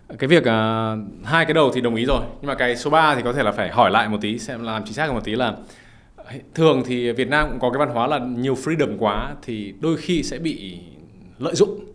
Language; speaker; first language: Vietnamese; native; Vietnamese